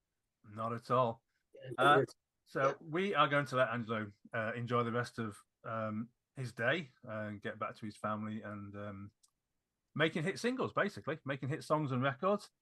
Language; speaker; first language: English; native; English